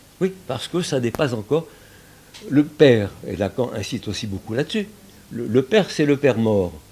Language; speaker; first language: French; early bilingual, other home language; Yiddish